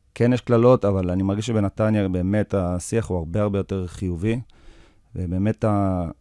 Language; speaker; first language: Hebrew; early bilingual, other home language; English